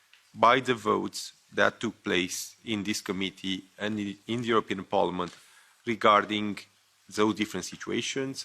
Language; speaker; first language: English; non-native, fluent; Romanian